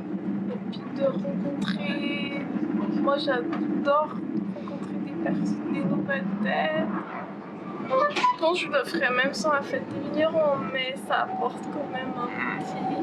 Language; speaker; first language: French; native; French